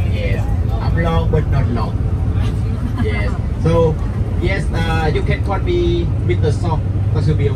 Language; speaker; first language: English; non-native, learner; Vietnamese